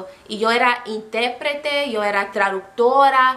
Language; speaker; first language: Spanish; non-native, fluent; English